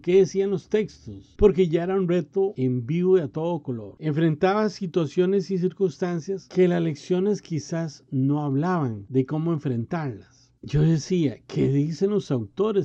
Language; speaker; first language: Spanish; native; Spanish